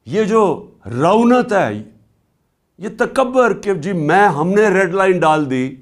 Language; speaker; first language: Urdu; native; Urdu